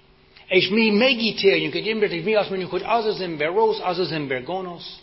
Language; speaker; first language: Hungarian; non-native, fluent; English